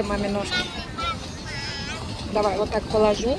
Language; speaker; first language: Russian; native; Russian